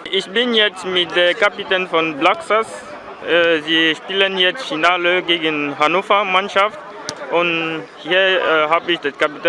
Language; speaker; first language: German; non-native, fluent; French